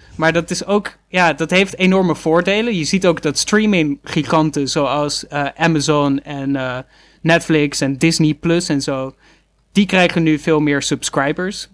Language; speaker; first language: Dutch; native; Dutch